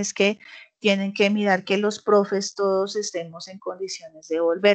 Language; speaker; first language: Spanish; native; Spanish